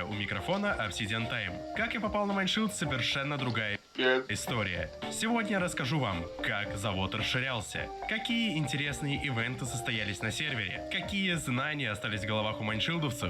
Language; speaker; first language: Russian; native; Russian